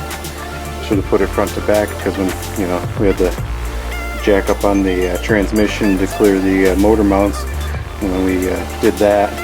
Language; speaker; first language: English; native; English